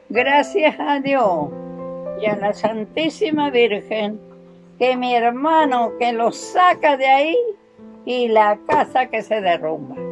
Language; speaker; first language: Spanish; native; Spanish